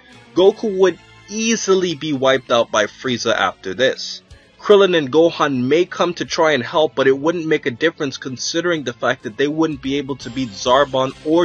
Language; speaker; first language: English; native; English